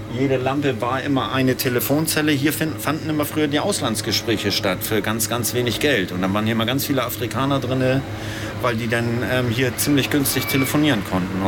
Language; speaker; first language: German; native; German